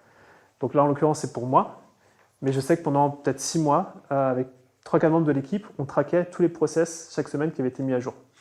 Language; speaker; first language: French; native; French